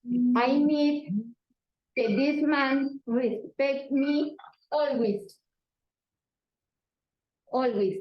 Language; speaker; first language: English; non-native, learner; Spanish